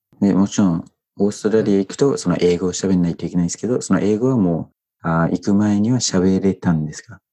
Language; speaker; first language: Japanese; non-native, fluent; English